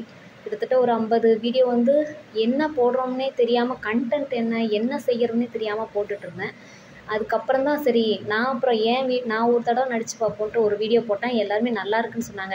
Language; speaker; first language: Tamil; native; Tamil